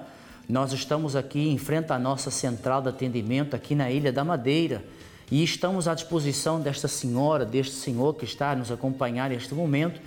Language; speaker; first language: Portuguese; native; Portuguese